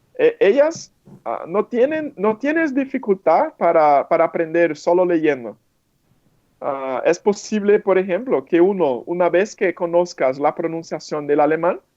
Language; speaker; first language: Spanish; non-native, fluent; Portuguese